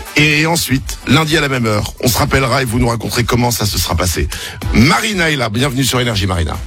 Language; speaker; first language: French; native; French